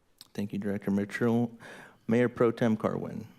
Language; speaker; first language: English; native; English